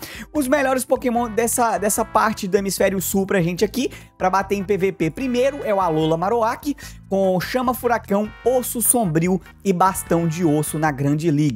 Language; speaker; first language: Portuguese; native; Portuguese